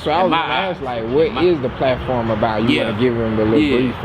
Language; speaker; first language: English; native; English